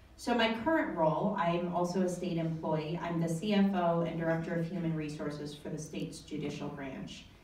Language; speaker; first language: English; native; English